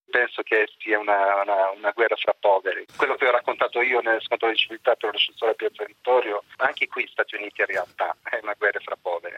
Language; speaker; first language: Italian; non-native, fluent; Arabic